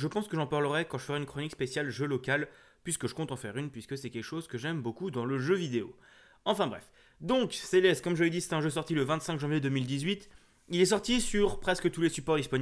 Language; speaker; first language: French; native; French